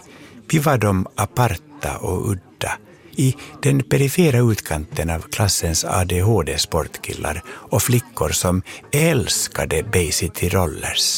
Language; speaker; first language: Swedish; native; Swedish